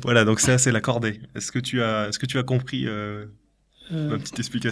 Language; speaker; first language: French; native; French